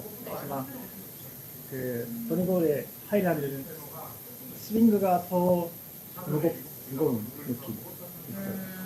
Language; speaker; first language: Korean; non-native, learner; Japanese